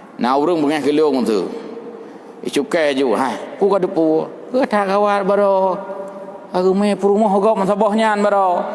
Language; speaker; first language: Malay; non-native, local second language; Achinese